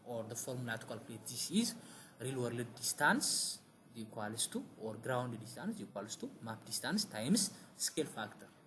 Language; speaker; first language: English; non-native, local second language; Amharic